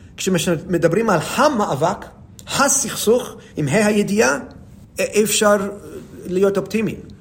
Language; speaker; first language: Hebrew; non-native, fluent; English